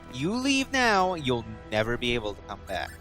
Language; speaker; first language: English; native; English